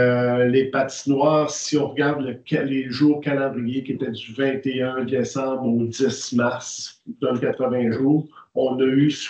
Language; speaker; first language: French; native; French